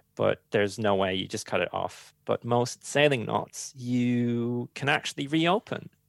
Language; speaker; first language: English; non-native, fluent; German